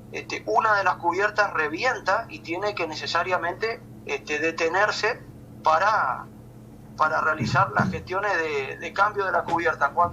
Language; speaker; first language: Spanish; native; Spanish